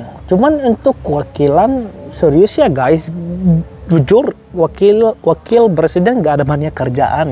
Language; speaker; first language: Indonesian; non-native, fluent; Arabic